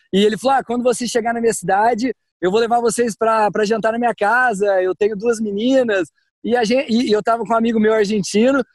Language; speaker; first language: Portuguese; early bilingual, heritage; Portuguese